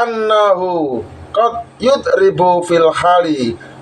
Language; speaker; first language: Arabic; non-native, fluent; Indonesian